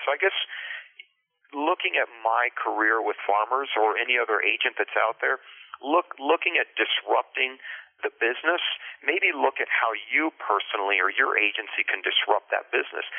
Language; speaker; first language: English; early bilingual, other home language; Spanish